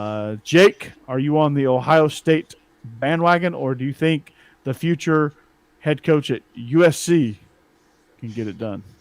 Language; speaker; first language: English; native; English